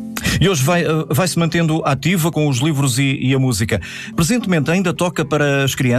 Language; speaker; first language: Portuguese; native; Portuguese